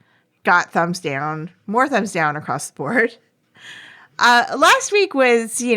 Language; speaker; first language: English; native; English